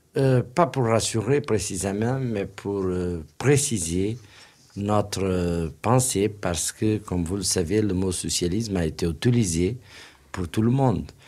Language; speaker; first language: French; non-native, fluent; Portuguese